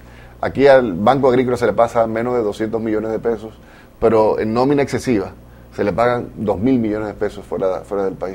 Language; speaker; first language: Spanish; native; Spanish